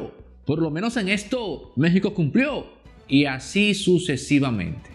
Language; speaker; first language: Spanish; native; Spanish